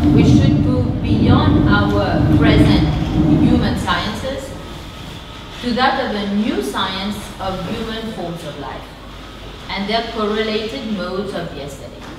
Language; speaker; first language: English; non-native, fluent; Morisyen